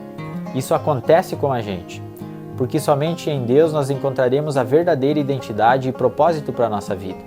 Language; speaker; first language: Portuguese; native; Portuguese